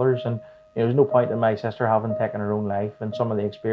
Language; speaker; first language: English; native; English